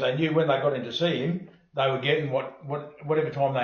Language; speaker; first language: English; native; English